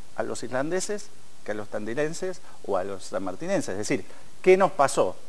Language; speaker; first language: Spanish; native; Spanish